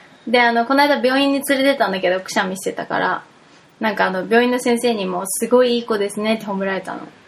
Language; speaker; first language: Japanese; early bilingual, heritage; Japanese